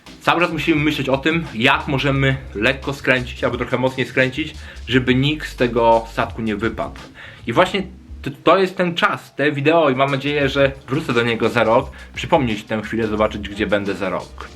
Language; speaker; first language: Polish; native; Polish